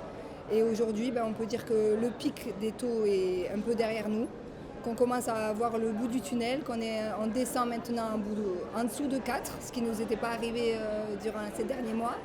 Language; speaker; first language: French; native; French